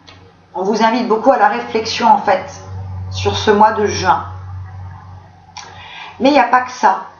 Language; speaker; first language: French; native; French